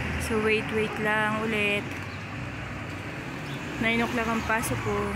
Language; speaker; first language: Filipino; native; Filipino